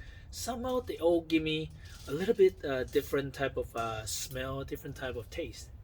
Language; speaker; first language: English; non-native, fluent; Chinese